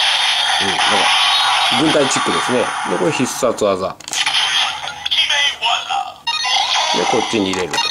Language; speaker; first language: Japanese; native; Japanese